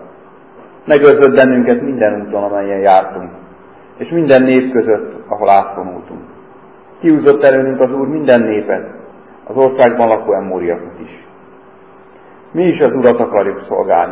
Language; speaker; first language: Hungarian; native; Hungarian